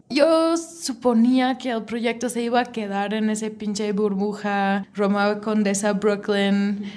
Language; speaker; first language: Spanish; non-native, fluent; English